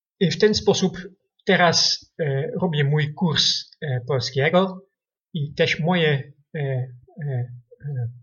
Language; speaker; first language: Polish; non-native, learner; Dutch